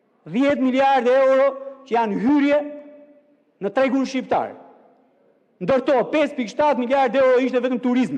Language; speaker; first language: Albanian; native; Albanian